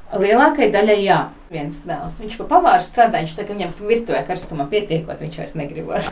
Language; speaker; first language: Latvian; native; Latvian